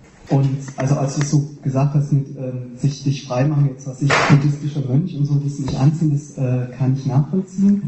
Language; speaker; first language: German; native; German